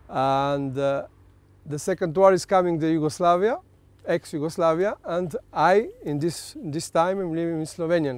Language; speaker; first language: English; non-native, learner; Slovenian